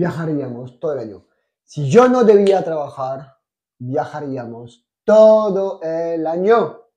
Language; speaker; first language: Spanish; non-native, fluent; French